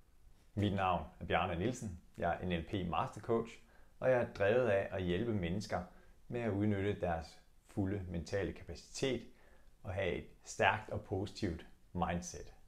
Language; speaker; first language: Danish; native; Danish